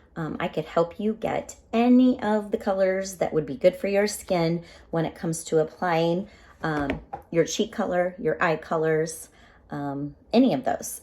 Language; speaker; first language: English; native; English